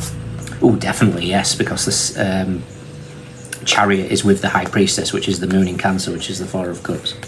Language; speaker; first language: English; native; English